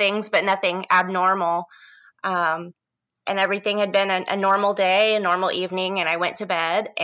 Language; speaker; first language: English; native; English